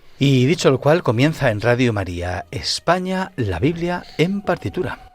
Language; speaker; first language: Spanish; native; Spanish